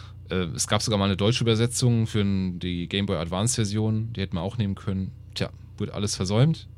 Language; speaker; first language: German; native; German